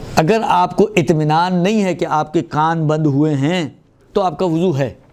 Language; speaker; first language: Urdu; non-native, local second language; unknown